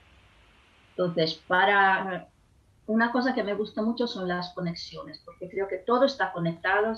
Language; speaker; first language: Spanish; non-native, fluent; Italian